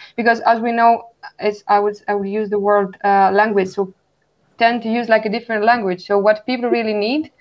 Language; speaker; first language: English; non-native, fluent; Greek